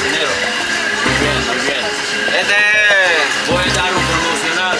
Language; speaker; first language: Spanish; non-native, learner; English